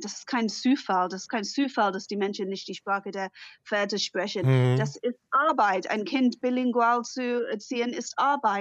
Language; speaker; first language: German; non-native, fluent; English